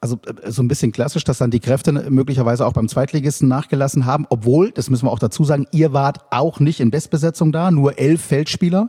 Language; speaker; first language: German; native; German